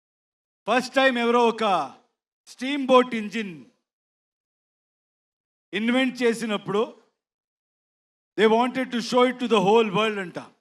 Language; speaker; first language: Telugu; non-native, learner; Kannada